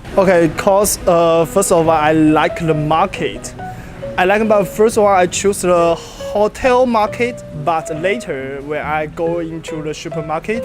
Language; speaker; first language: English; non-native, learner; Chinese